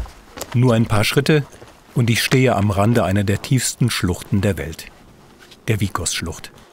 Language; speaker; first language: German; native; German